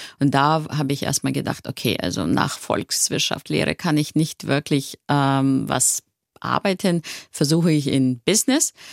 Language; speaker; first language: German; non-native, fluent; Russian